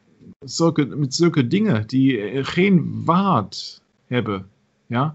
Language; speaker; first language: Dutch; non-native, learner; German